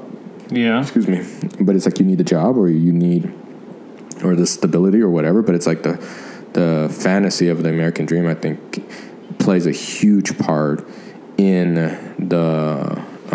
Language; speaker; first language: English; native; English